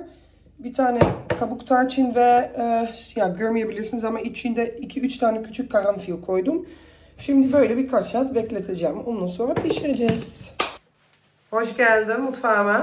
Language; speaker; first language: Turkish; early bilingual, heritage; Turkish